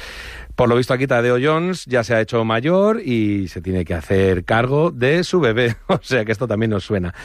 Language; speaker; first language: Spanish; native; Spanish